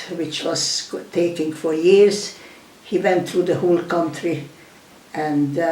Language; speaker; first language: English; non-native, fluent; Hungarian